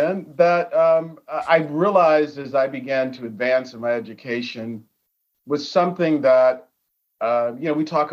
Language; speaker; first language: English; native; English